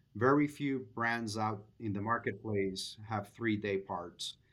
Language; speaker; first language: English; non-native, fluent; Spanish